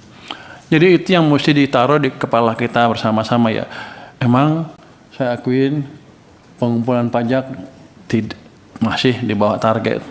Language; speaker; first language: Indonesian; native; Indonesian